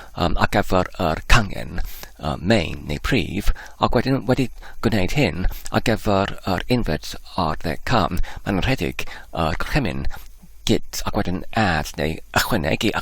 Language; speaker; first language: Welsh; non-native, fluent; English